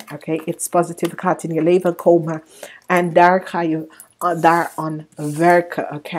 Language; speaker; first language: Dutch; non-native, learner; English